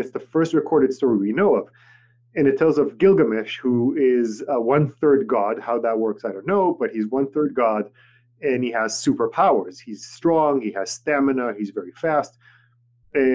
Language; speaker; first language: English; non-native, fluent; Hebrew